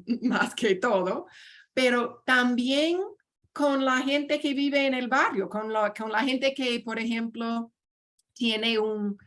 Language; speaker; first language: Spanish; non-native, fluent; English